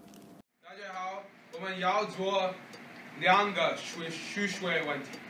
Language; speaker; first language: Chinese; non-native, learner; English